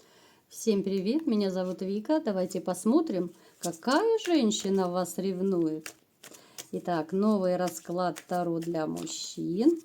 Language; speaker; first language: Russian; native; Russian